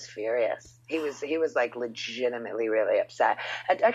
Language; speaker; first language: English; native; English